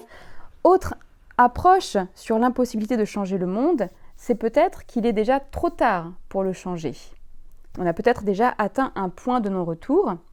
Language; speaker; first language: French; native; French